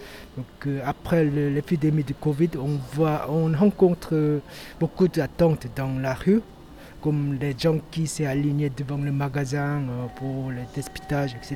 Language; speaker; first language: French; non-native, learner; Korean